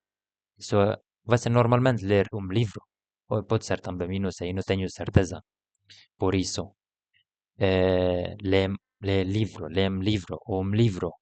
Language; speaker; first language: Portuguese; non-native, learner; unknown